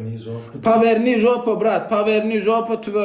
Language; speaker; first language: Russian; non-native, learner; Turkmen